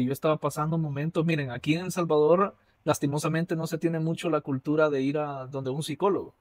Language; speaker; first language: Spanish; native; Spanish